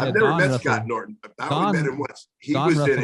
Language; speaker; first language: English; native; English